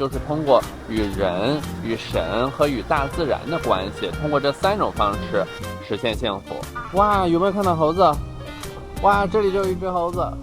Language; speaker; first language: Chinese; native; Chinese